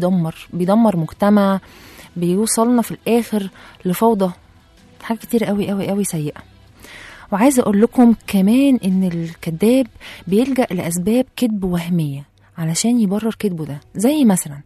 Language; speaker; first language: Arabic; native; Arabic